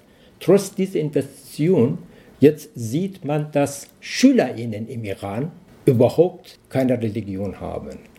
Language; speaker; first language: German; non-native, learner; Persian